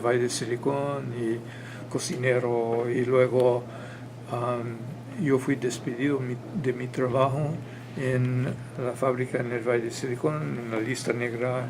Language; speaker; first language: Spanish; non-native, fluent; English